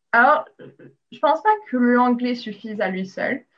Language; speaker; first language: French; non-native, local second language; Arabic